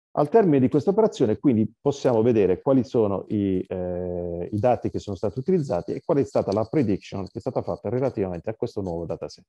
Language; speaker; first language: Italian; native; Italian